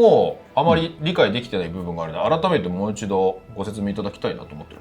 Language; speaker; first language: Japanese; native; Japanese